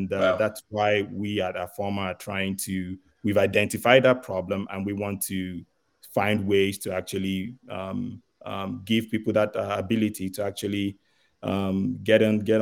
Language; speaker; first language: English; non-native, local second language; Igbo